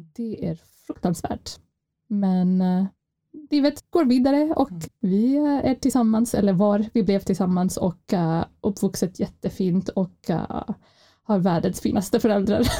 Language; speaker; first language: Swedish; non-native, fluent; Arabic